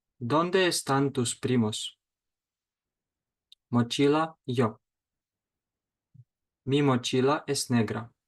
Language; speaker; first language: Spanish; non-native, fluent; Ukrainian